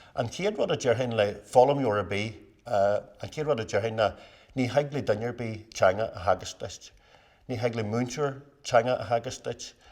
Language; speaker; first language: Irish; non-native, local second language; English